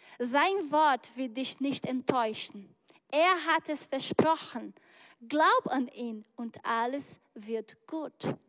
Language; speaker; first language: German; non-native, learner; Portuguese